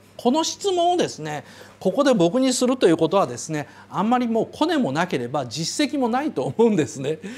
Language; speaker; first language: Japanese; native; Japanese